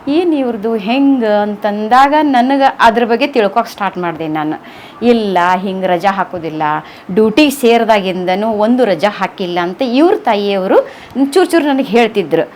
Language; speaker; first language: Kannada; native; Kannada